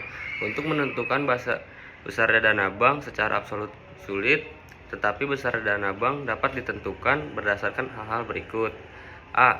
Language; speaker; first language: Indonesian; native; Indonesian